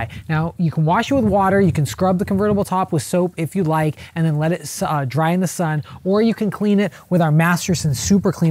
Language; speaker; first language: English; native; English